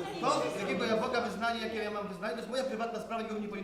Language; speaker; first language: Polish; native; Polish